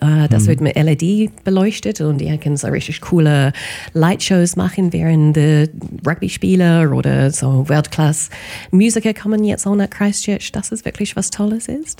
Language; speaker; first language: German; non-native, fluent; English